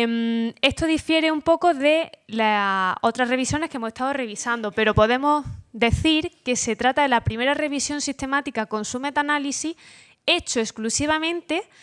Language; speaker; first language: Spanish; native; Spanish